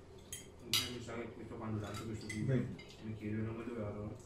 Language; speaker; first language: Italian; non-native, learner; Indonesian